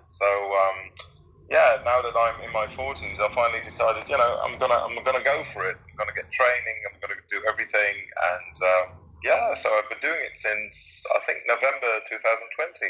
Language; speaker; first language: English; non-native, fluent; Dutch